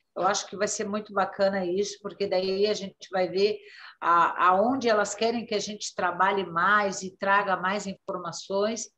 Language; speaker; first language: Portuguese; native; Portuguese